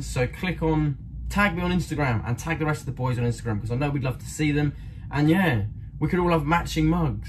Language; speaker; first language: English; native; English